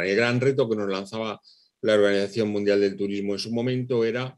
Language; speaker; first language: Spanish; native; Spanish